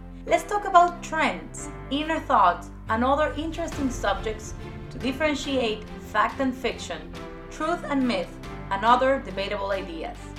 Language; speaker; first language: English; non-native, fluent; Spanish